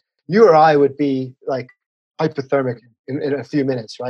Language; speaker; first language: English; native; English